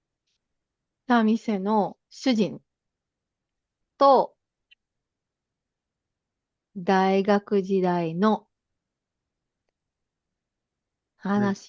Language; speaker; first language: Japanese; non-native, fluent; Filipino